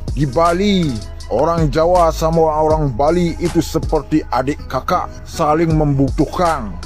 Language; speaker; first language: Indonesian; native; Indonesian